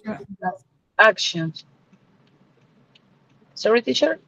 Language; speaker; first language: English; non-native, learner; Spanish